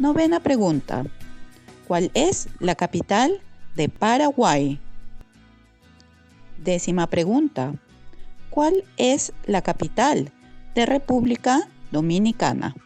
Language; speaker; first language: Spanish; non-native, fluent; Norwegian